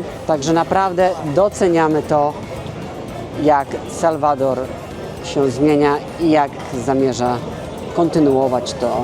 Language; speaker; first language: Polish; native; Polish